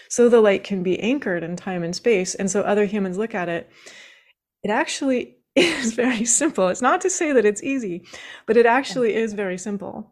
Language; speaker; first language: English; native; English